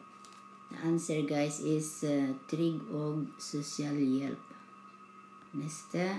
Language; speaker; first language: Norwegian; non-native, learner; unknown